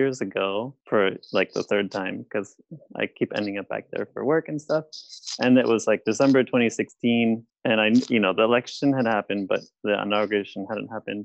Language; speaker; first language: English; native; English